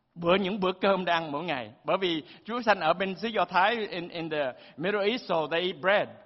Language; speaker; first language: Vietnamese; early bilingual, heritage; Vietnamese